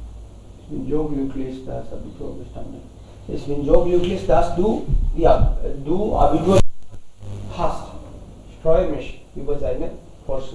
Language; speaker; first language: German; non-native, fluent; Hindi